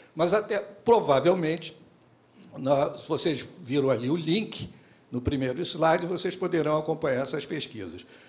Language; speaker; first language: Portuguese; native; Portuguese